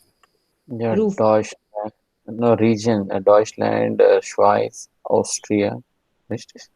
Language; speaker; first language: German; non-native, learner; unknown